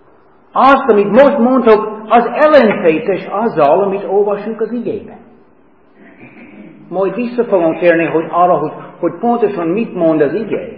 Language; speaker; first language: Hungarian; non-native, fluent; English